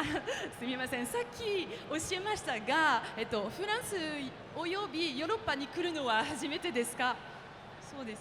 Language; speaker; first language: Japanese; non-native, fluent; French